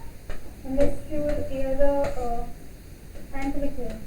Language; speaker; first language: German; non-native, learner; Hindi